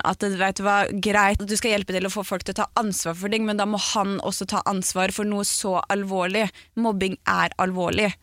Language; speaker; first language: Norwegian; native; Norwegian